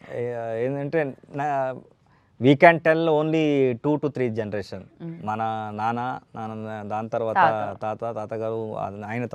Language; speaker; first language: Telugu; non-native, learner; Kannada